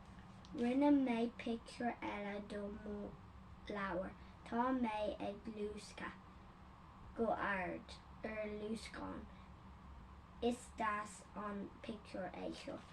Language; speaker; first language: Irish; non-native, learner; English